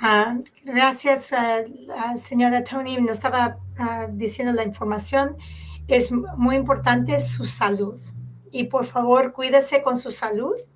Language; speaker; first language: Spanish; early bilingual, heritage; Spanish